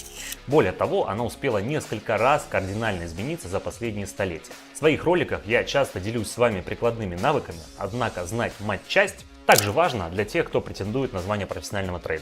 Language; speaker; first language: Russian; native; Russian